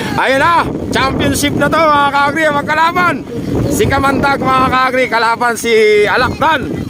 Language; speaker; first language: Filipino; native; Filipino